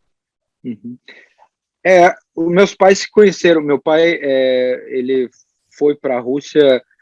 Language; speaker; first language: Portuguese; early bilingual, heritage; Portuguese